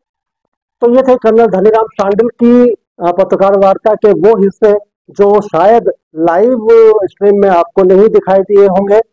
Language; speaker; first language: Hindi; native; Hindi